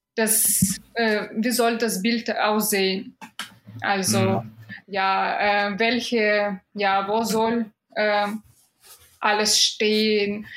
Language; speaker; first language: German; non-native, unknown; Russian